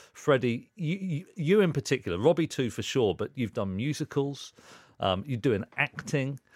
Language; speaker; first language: English; native; English